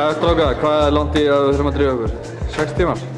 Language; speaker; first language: Icelandic; native; Icelandic